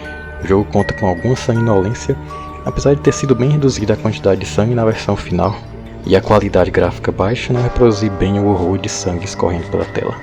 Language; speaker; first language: Portuguese; native; Portuguese